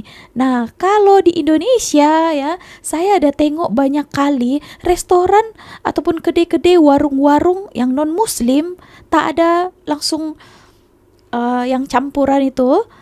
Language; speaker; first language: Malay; non-native, local second language; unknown